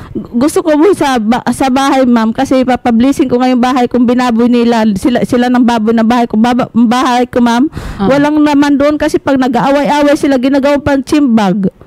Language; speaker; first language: Filipino; non-native, local second language; Waray